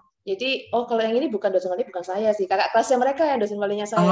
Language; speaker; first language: Indonesian; native; Indonesian